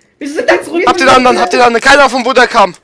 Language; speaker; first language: German; native; German